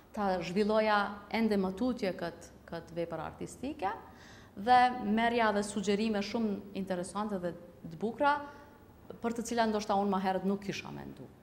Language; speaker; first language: Albanian; native; Albanian